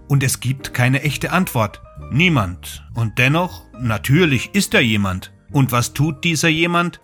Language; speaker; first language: German; native; German